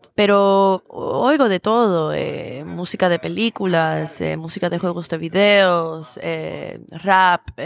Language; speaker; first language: Spanish; native; Spanish